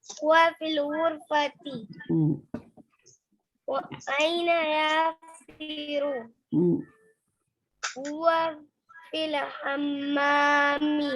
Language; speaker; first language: Arabic; non-native, learner; Urdu